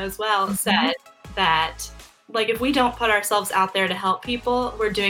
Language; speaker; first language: English; native; English